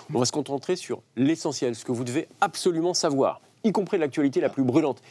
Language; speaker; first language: French; native; French